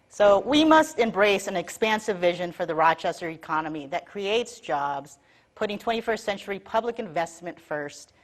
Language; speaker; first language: English; native; English